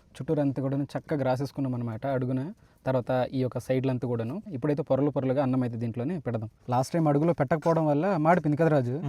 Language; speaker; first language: Telugu; native; Telugu